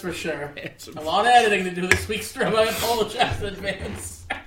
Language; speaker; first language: English; early bilingual, other home language; Greek